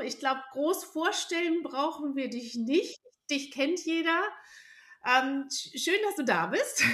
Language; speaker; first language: German; native; German